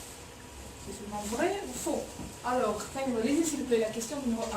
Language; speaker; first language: French; non-native, fluent; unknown